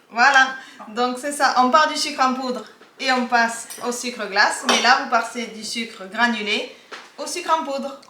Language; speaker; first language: French; native; French